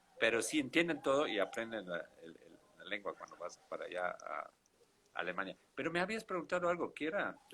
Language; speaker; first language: Spanish; non-native, fluent; German